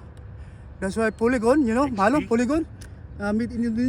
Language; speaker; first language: English; non-native, learner; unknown